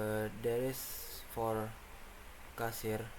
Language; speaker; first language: English; non-native, learner; Indonesian